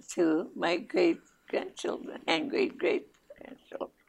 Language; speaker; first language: English; early bilingual, other home language; Spanish